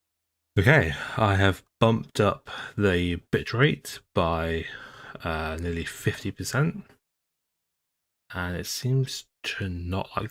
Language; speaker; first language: English; native; English